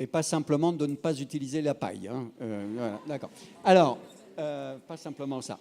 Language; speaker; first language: French; native; French